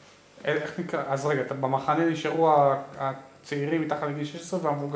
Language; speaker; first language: Hebrew; native; Hebrew